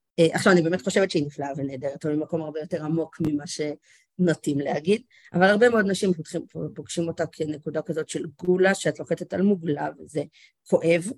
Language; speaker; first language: Hebrew; native; Hebrew